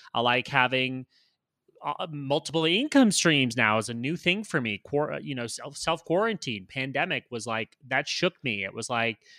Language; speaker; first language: English; native; English